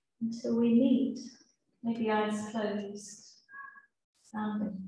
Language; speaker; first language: English; native; English